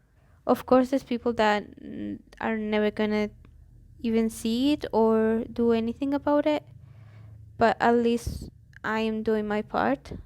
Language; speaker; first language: English; non-native, fluent; Spanish